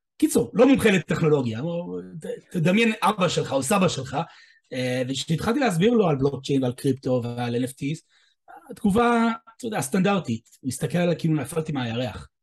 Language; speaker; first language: Hebrew; non-native, fluent; English